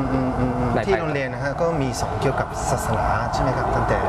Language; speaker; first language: Thai; native; Thai